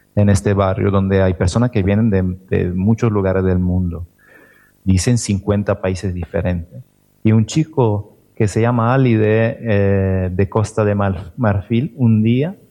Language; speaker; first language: Spanish; non-native, fluent; Italian